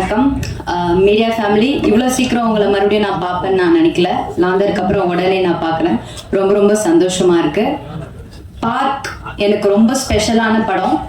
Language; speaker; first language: Tamil; non-native, learner; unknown